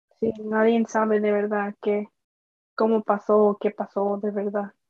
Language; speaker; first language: Spanish; early bilingual, heritage; Spanish